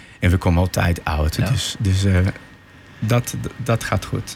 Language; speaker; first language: Dutch; non-native, fluent; Portuguese